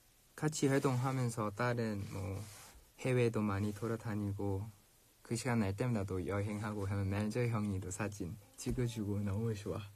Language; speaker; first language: Korean; non-native, fluent; Thai